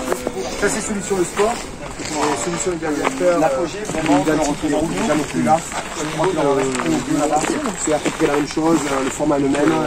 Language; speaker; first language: French; native; French